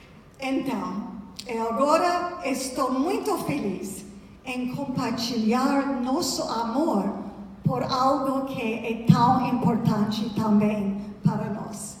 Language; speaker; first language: Portuguese; non-native, learner; English